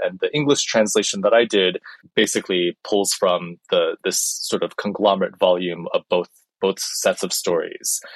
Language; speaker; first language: English; early bilingual, other home language; Chinese